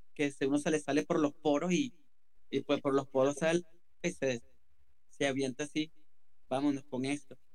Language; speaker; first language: Spanish; native; Spanish